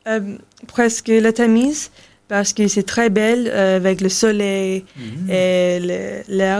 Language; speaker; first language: French; non-native, learner; English